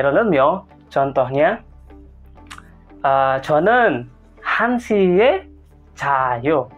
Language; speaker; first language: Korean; non-native, fluent; Indonesian